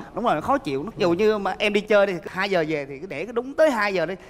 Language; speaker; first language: Vietnamese; native; Vietnamese